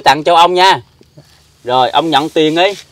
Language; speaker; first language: Vietnamese; native; Vietnamese